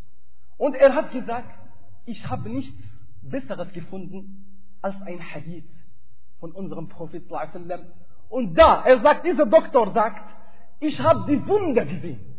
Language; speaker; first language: German; non-native, fluent; Arabic